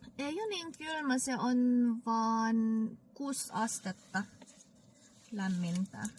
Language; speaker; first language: Finnish; non-native, fluent; Filipino